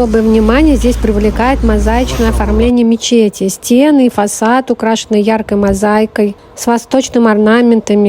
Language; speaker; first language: Russian; native; Russian